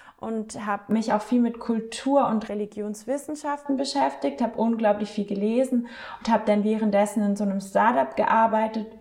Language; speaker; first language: German; native; German